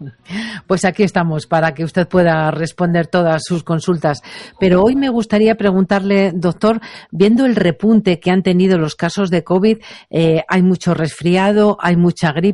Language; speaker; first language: Spanish; native; Spanish